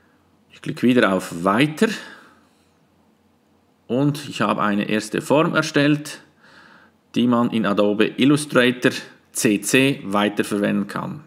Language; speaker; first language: German; native; German